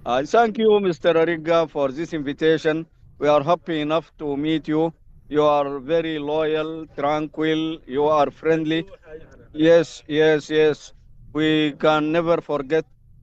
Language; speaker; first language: English; non-native, fluent; Arabic